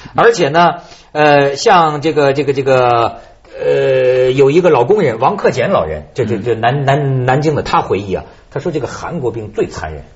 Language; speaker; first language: Chinese; native; Chinese